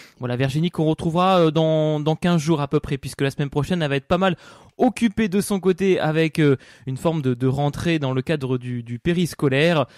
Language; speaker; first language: French; native; French